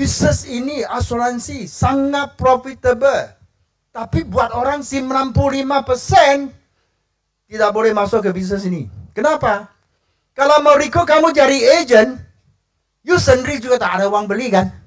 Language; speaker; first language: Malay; non-native, local second language; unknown